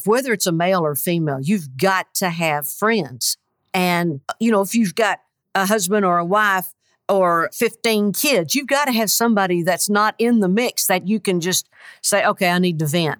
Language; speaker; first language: English; native; English